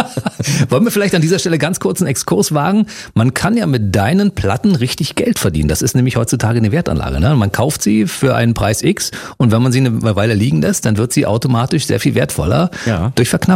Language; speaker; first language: German; native; German